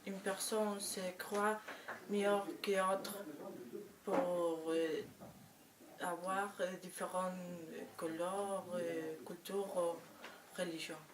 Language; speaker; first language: French; non-native, learner; Spanish